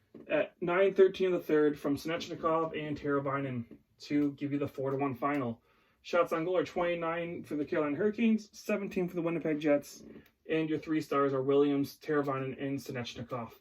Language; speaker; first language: English; native; English